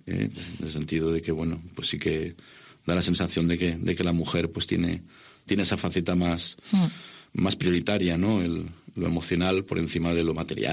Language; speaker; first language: Spanish; native; Spanish